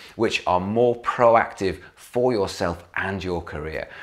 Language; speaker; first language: English; native; English